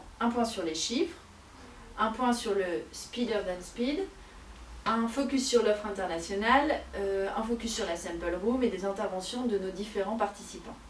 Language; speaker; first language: French; native; French